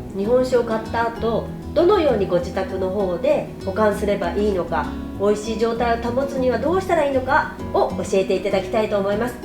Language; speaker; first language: Japanese; native; Japanese